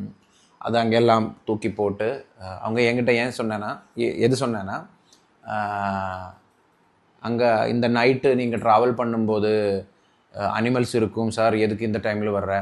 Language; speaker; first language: Tamil; non-native, local second language; Malayalam